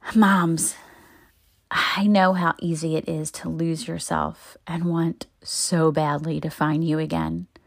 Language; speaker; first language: English; native; English